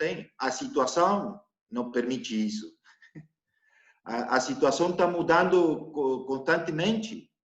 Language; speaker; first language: Portuguese; non-native, learner; Spanish